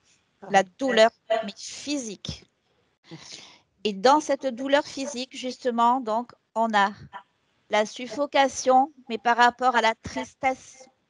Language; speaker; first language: French; native; French